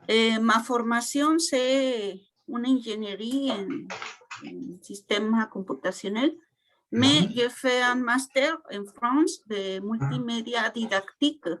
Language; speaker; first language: French; non-native, fluent; Spanish